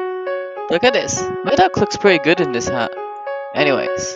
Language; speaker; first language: English; native; English